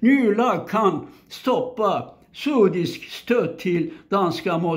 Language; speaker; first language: Swedish; non-native, fluent; Turkish